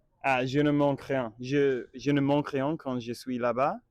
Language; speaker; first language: French; non-native, learner; English